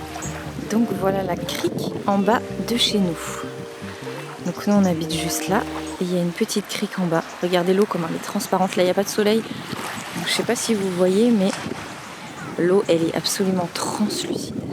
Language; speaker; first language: French; native; French